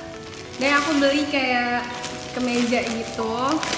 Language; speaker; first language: Indonesian; native; Indonesian